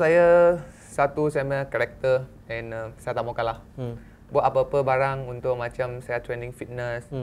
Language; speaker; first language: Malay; non-native, local second language; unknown